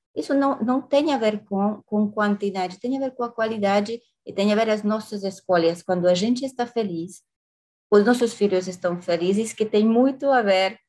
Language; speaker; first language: Portuguese; non-native, fluent; French